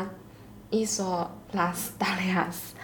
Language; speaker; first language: Spanish; non-native, learner; Chinese